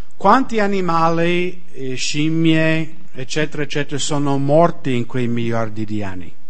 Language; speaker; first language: Italian; non-native, fluent; English